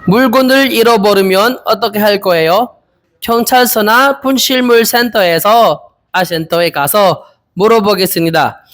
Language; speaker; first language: Korean; non-native, learner; Filipino